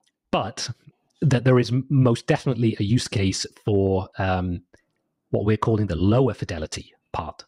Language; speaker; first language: English; native; English